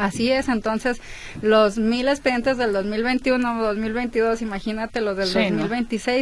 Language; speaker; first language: Spanish; native; Spanish